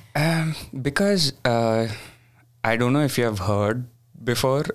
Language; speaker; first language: English; non-native, local second language; Kannada